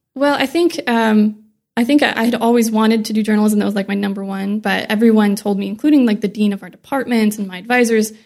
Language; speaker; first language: English; native; English